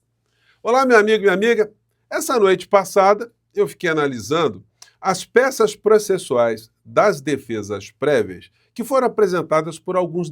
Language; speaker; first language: Portuguese; native; Portuguese